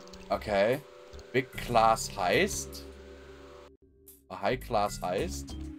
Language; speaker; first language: German; native; German